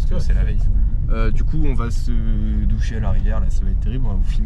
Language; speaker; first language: French; native; French